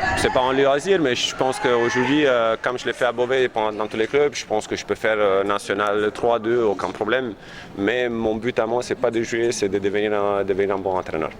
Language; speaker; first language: French; non-native, fluent; Romanian